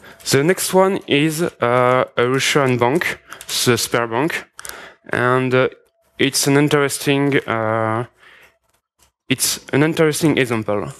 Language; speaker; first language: English; non-native, fluent; French